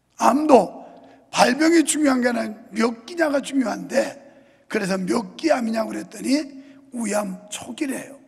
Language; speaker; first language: Korean; native; Korean